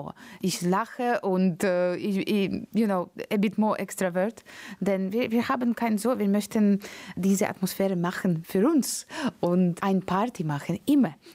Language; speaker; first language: German; non-native, learner; Latvian